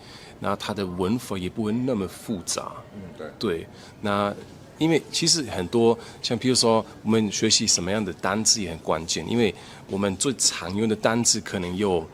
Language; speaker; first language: Chinese; non-native, fluent; German